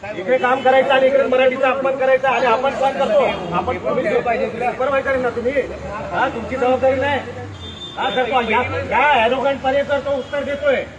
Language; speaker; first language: Marathi; native; Marathi